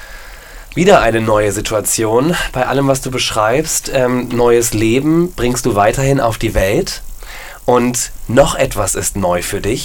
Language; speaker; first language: German; native; German